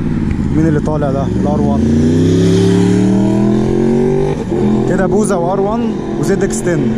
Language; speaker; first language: Arabic; native; Arabic